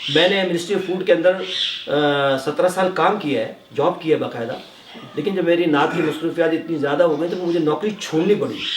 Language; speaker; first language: Urdu; native; Urdu